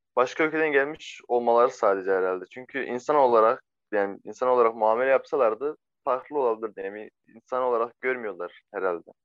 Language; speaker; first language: Turkish; non-native, fluent; Arabic